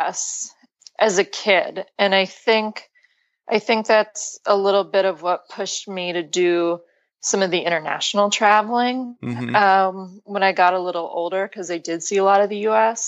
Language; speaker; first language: English; native; English